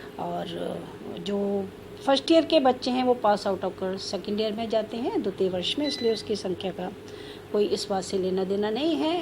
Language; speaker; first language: Hindi; native; Hindi